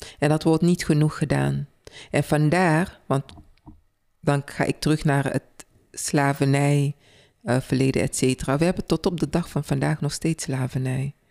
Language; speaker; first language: Dutch; early bilingual, other home language; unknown